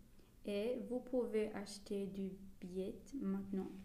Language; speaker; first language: French; non-native, learner; Swedish